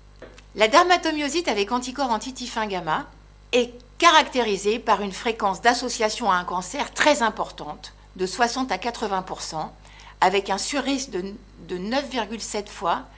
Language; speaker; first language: French; native; French